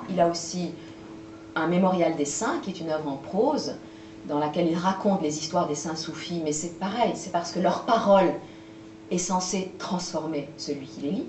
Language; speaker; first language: French; native; French